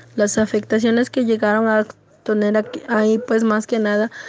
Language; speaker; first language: Spanish; native; Spanish